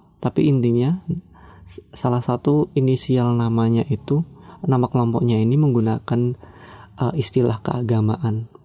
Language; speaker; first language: Indonesian; non-native, local second language; Javanese